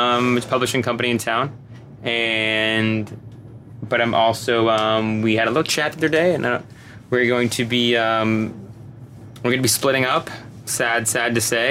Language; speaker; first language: English; native; English